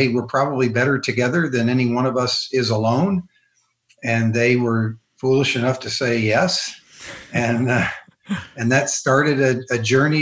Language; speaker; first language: English; native; English